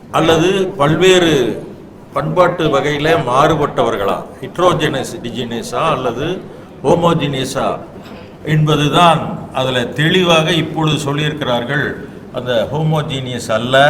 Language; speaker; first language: Tamil; native; Tamil